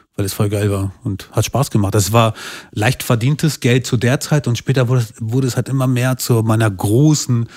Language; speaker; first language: German; early bilingual, other home language; Albanian